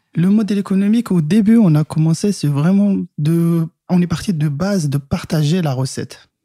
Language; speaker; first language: French; non-native, local second language; Arabic